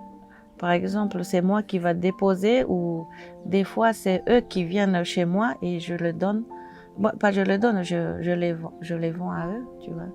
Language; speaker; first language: French; non-native, local second language; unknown